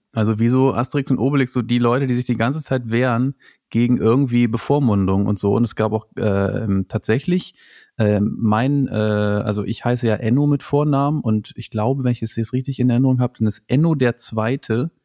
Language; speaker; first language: German; native; German